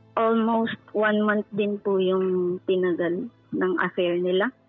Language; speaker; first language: Filipino; native; Filipino